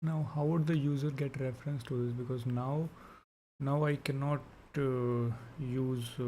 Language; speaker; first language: English; non-native, local second language; Hindi